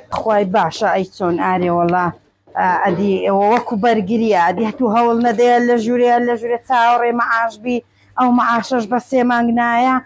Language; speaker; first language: Central Kurdish; native; Central Kurdish